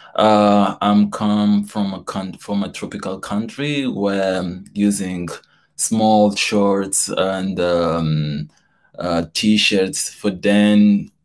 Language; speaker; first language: English; non-native, fluent; Portuguese